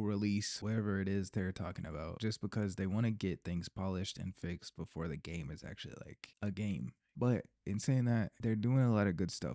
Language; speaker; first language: English; native; English